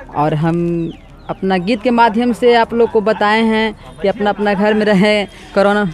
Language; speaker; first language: Hindi; native; Hindi